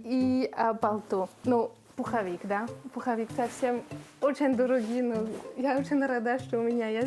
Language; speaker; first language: Russian; non-native, learner; French